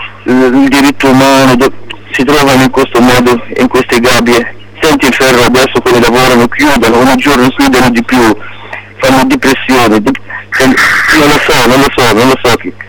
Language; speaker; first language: Italian; non-native, local second language; Arabic